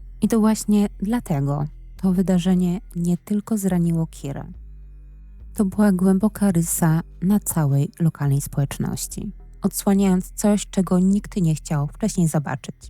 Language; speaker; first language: Polish; native; Polish